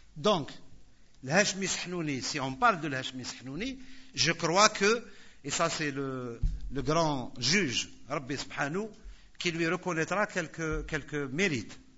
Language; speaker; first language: French; non-native, local second language; Arabic